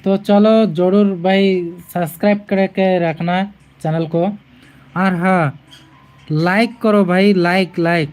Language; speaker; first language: Hindi; non-native, local second language; Bangla